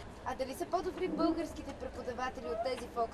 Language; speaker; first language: Bulgarian; native; Bulgarian